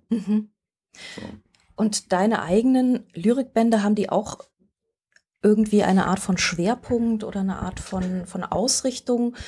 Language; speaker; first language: German; native; German